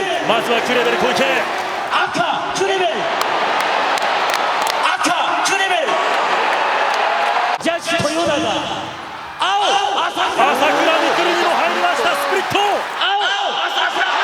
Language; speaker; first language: Japanese; native; Japanese